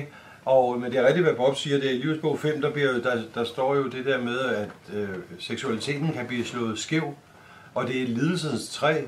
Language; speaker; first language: Danish; native; Danish